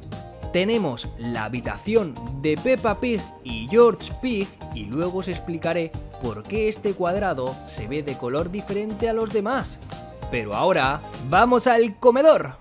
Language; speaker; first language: Spanish; native; Spanish